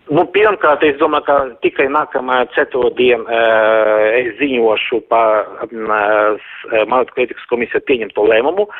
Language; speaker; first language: Latvian; non-native, local second language; Russian